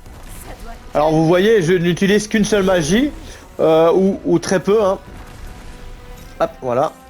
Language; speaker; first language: French; native; French